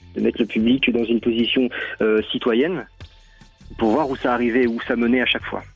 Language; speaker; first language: French; native; French